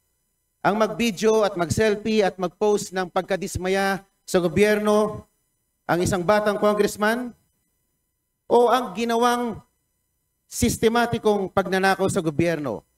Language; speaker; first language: Filipino; native; Filipino